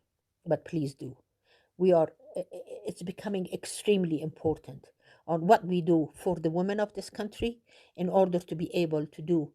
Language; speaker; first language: English; non-native, fluent; Persian